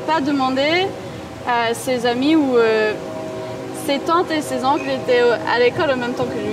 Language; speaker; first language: French; non-native, local second language; English